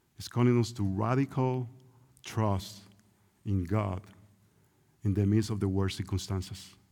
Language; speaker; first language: English; non-native, local second language; Spanish